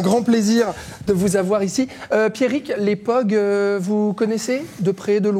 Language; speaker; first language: French; native; French